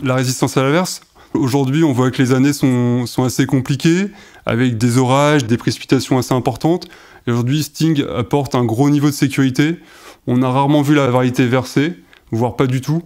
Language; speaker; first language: French; native; French